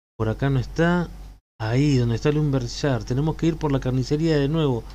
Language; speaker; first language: Spanish; native; Spanish